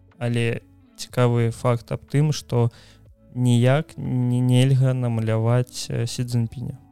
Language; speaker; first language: Belarusian; non-native, local second language; Russian